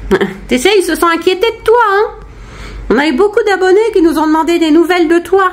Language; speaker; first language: French; native; French